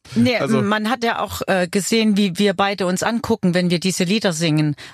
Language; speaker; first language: German; native; German